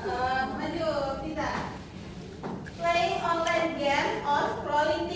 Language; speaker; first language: English; non-native, learner; Indonesian